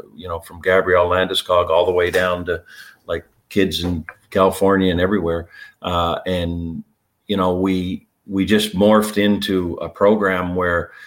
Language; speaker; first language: English; native; English